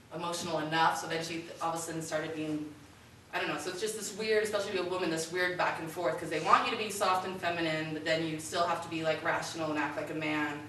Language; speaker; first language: English; native; English